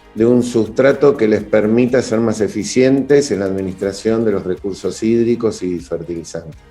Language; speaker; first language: Spanish; native; Spanish